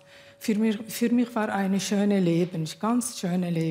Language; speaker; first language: German; non-native, learner; Kurdish